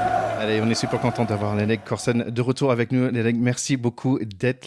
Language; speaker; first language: French; non-native, fluent; English